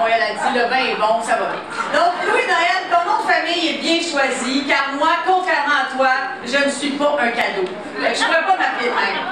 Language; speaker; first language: French; native; French